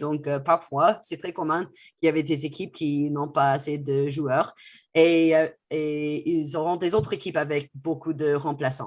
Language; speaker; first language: French; non-native, fluent; English